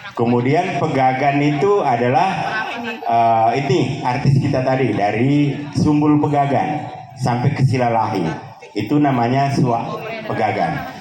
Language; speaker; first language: Indonesian; non-native, local second language; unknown